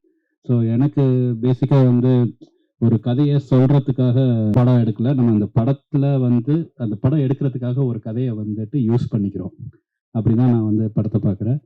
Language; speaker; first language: Tamil; native; Tamil